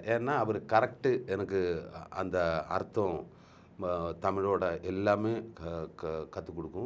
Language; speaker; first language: Tamil; non-native, learner; Malayalam